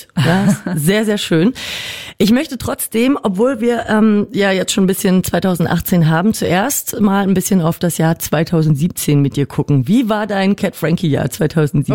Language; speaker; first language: German; native; German